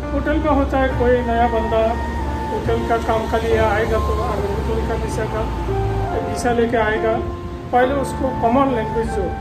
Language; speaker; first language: Hindi; non-native, fluent; Bangla